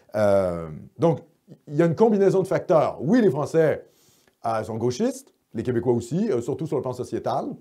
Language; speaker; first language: French; native; French